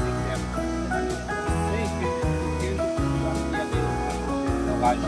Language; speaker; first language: French; non-native, local second language; Arabic